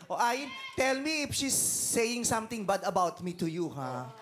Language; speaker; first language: English; non-native, local second language; Filipino